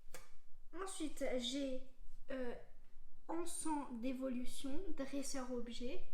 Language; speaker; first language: French; native; French